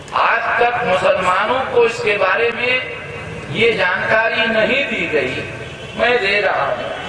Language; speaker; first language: Hindi; non-native, local second language; Marathi